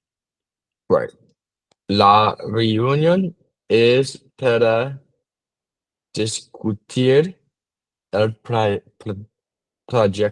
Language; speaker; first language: Spanish; non-native, learner; English